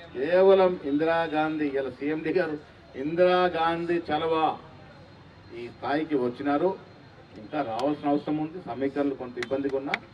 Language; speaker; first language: Telugu; native; Telugu